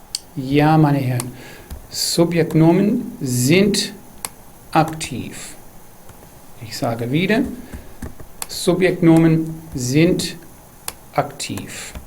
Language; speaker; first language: German; non-native, fluent; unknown